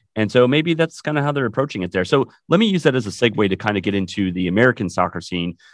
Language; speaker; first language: English; native; English